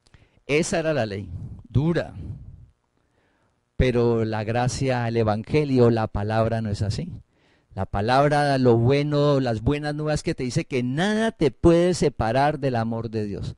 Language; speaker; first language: Spanish; native; Spanish